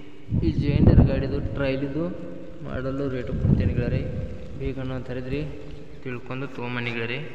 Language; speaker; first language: Kannada; native; Kannada